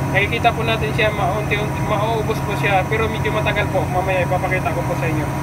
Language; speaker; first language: Filipino; non-native, local second language; Cebuano